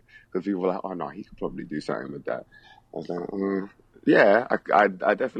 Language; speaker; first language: English; native; English